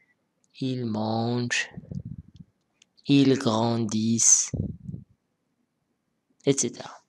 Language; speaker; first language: French; non-native, local second language; Arabic